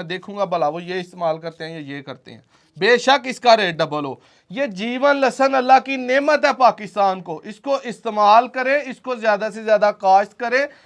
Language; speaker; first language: Urdu; non-native, local second language; Punjabi